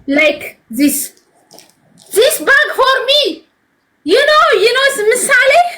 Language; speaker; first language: English; non-native, learner; Amharic